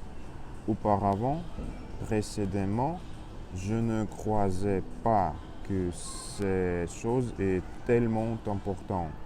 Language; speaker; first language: French; non-native, learner; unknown